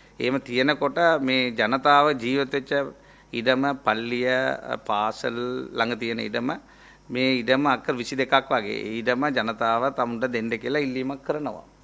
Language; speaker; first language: Sinhala; non-native, local second language; Tamil